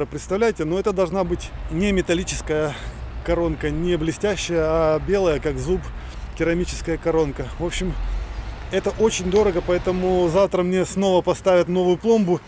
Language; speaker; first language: Russian; native; Russian